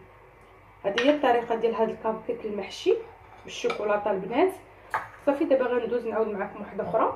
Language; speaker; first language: Arabic; native; Arabic